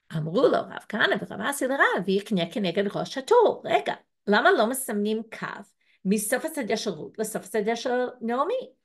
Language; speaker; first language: Hebrew; non-native, fluent; English